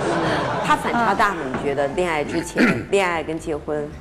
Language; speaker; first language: Chinese; native; Chinese